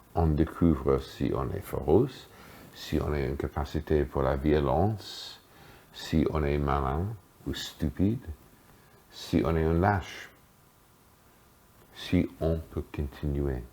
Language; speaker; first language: French; non-native, fluent; English